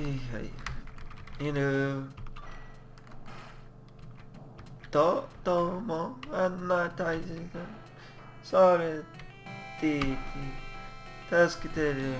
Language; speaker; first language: Japanese; non-native, learner; English